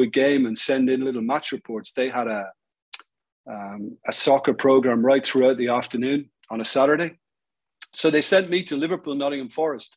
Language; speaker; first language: English; native; English